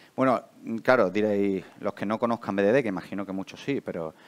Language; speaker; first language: Spanish; native; Spanish